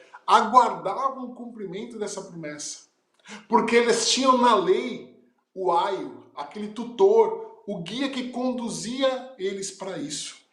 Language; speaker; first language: Portuguese; native; Portuguese